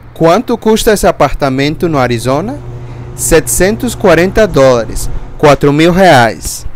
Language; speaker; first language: Portuguese; non-native, fluent; English